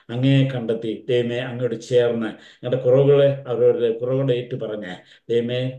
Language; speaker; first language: Malayalam; native; Malayalam